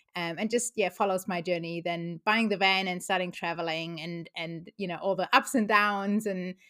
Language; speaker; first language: English; non-native, fluent; German